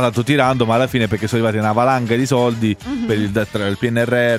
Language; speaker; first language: Italian; native; Italian